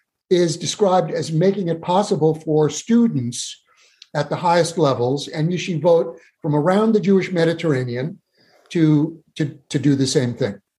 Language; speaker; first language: English; native; English